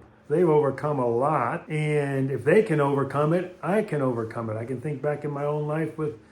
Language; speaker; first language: English; native; English